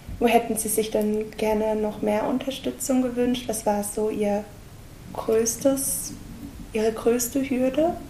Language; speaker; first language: German; native; German